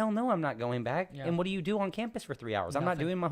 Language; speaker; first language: English; native; English